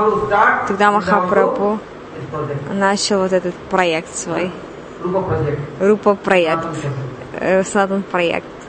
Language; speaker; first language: Russian; non-native, learner; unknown